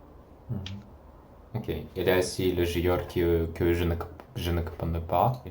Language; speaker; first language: French; non-native, learner; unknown